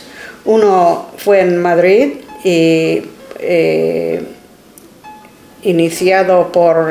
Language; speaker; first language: Spanish; non-native, fluent; English